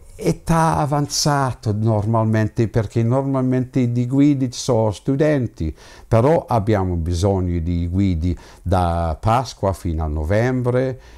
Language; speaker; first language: Italian; non-native, fluent; English